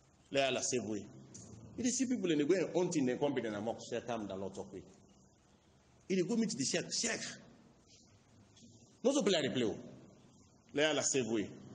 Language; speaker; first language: English; non-native, local second language; Krio